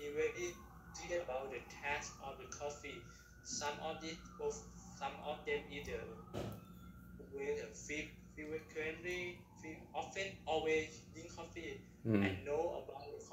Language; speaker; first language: English; non-native, learner; Thai